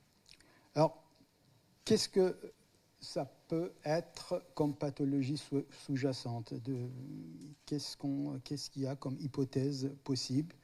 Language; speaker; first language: French; native; French